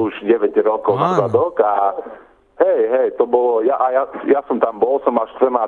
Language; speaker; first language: Slovak; early bilingual, heritage; Slovak